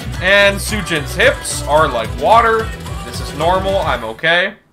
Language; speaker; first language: English; native; English